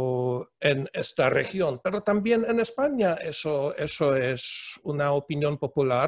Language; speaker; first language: Spanish; non-native, fluent; Polish